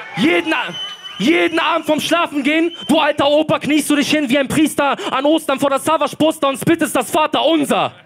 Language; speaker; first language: German; early bilingual, other home language; Polish